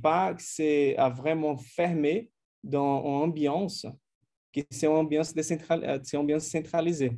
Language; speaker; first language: French; non-native, fluent; Portuguese